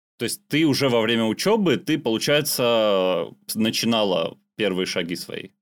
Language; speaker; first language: Russian; non-native, local second language; Armenian